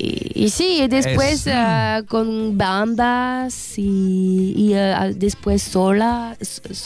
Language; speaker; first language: Spanish; non-native, learner; French